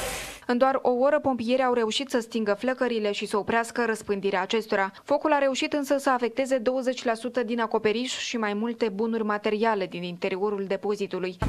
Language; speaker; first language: Romanian; native; Romanian